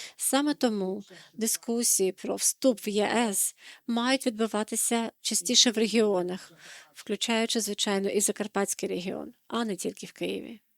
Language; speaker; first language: Ukrainian; non-native, fluent; Dutch